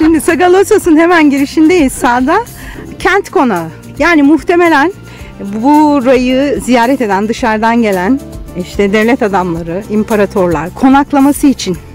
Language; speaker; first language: Turkish; native; Turkish